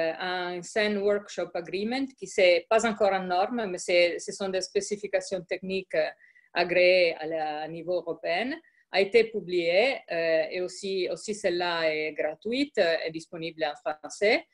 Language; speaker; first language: French; non-native, fluent; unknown